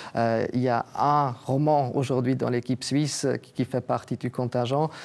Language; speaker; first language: French; native; French